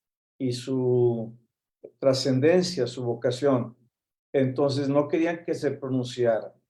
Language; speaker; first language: Spanish; native; Spanish